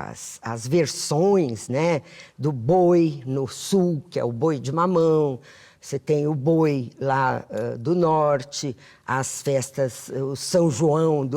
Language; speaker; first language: Portuguese; native; Portuguese